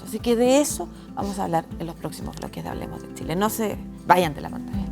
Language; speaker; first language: Spanish; native; Spanish